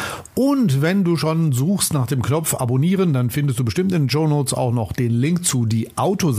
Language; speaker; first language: German; native; German